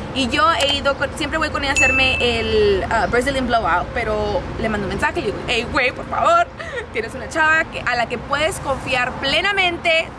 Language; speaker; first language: Spanish; early bilingual, heritage; Spanish